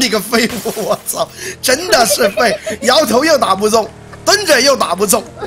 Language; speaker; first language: Chinese; native; Chinese